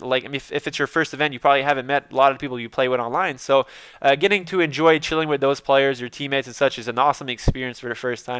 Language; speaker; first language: English; native; English